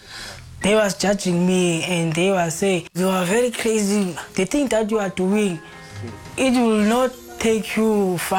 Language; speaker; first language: English; non-native, local second language; Xhosa